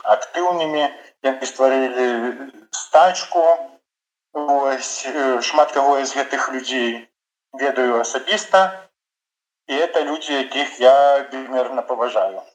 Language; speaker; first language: Belarusian; non-native, local second language; Russian